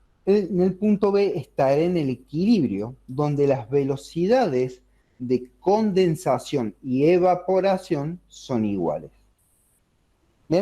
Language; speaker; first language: Spanish; native; Spanish